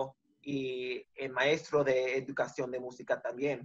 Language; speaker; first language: Spanish; early bilingual, heritage; Spanish